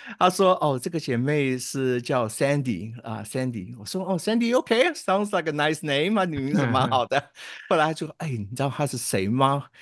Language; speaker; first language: Chinese; native; Chinese